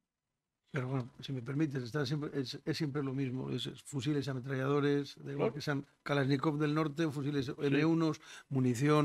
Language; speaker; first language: Spanish; native; Spanish